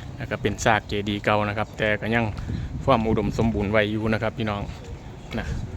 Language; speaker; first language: Thai; native; Thai